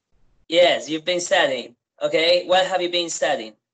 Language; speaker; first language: English; non-native, fluent; Spanish